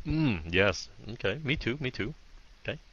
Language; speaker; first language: English; early bilingual, heritage; Vietnamese